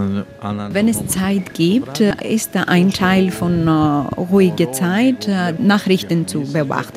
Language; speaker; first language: German; non-native, learner; Greek